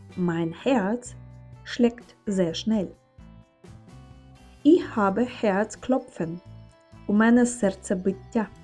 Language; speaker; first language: German; non-native, fluent; Ukrainian